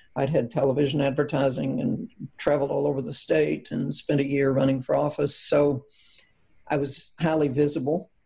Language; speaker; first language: English; native; English